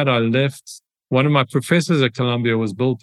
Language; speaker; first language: English; native; English